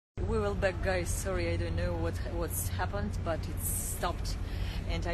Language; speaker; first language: English; non-native, learner; Russian